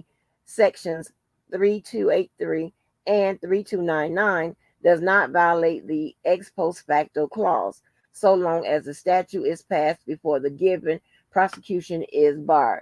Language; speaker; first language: English; native; English